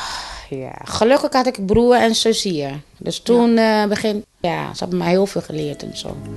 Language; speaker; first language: Dutch; non-native, fluent; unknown